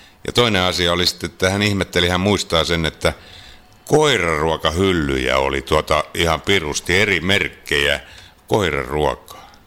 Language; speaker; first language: Finnish; native; Finnish